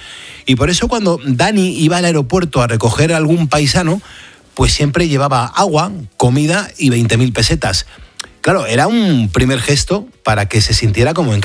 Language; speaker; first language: Spanish; native; Spanish